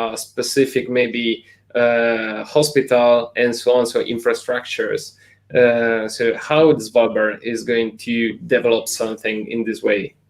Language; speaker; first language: English; non-native, fluent; Italian